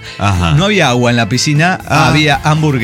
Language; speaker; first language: Spanish; native; Spanish